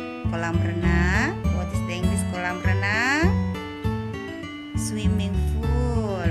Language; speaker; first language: English; non-native, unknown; Indonesian